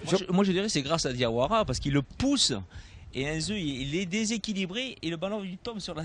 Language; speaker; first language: French; native; French